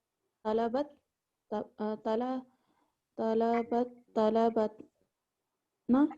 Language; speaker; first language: Arabic; non-native, learner; Urdu